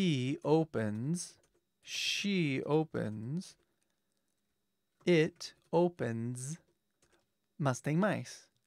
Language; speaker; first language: Portuguese; non-native, fluent; English